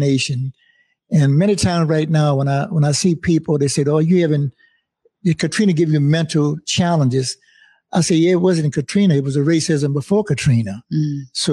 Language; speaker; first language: English; native; English